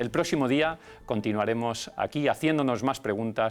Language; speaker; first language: Spanish; native; Spanish